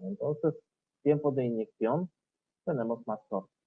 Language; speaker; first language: Spanish; non-native, learner; Polish